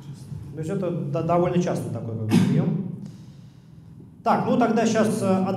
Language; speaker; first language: Russian; native; Russian